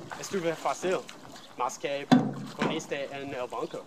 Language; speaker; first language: Spanish; non-native, learner; English